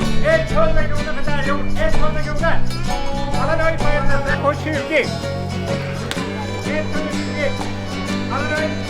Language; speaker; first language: Swedish; native; Swedish